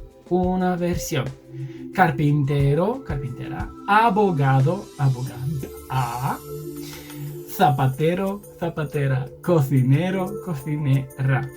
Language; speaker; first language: Spanish; non-native, fluent; English